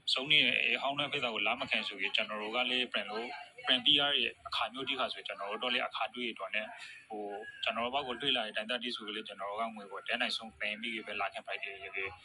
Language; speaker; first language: Burmese; native; Burmese